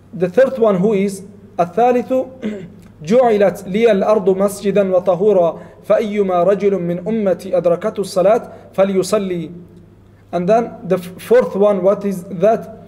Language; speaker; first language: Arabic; non-native, fluent; Malay